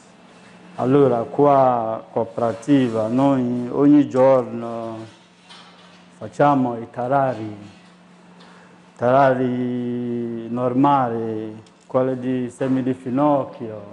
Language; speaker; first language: Italian; non-native, learner; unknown